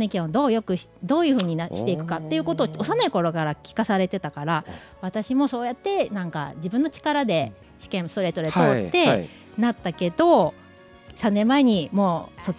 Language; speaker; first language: Japanese; native; Japanese